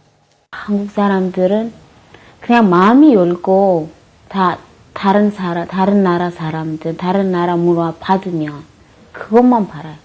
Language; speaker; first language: Korean; non-native, fluent; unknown